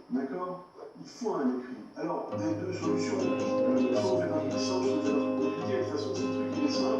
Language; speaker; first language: French; native; French